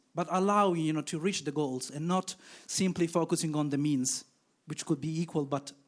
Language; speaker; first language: English; non-native, fluent; Italian